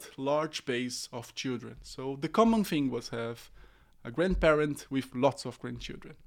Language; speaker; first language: English; non-native, fluent; Portuguese